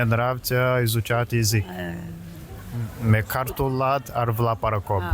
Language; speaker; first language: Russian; non-native, learner; Portuguese